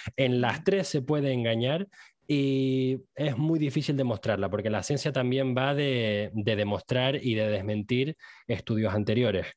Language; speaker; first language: Spanish; native; Spanish